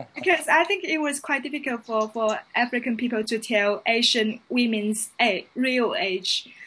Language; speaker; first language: English; non-native, fluent; Chinese